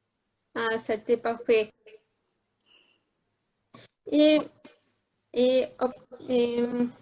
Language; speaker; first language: French; non-native, learner; Spanish